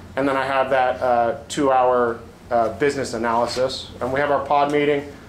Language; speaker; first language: English; native; English